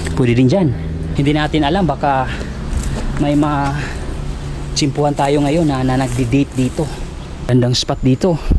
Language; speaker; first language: Filipino; non-native, local second language; Cebuano